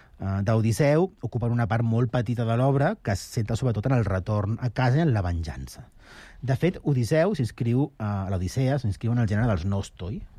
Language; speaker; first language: Catalan; native; Catalan